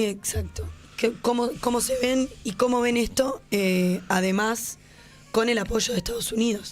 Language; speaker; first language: Spanish; native; Spanish